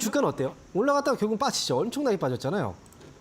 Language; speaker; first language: Korean; native; Korean